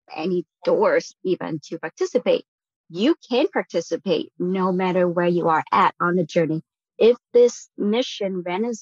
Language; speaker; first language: English; non-native, fluent; Vietnamese